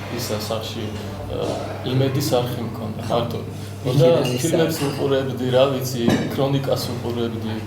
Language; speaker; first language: Georgian; non-native, local second language; Armenian